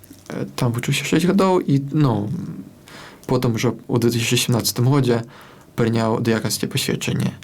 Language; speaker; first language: Belarusian; non-native, local second language; Russian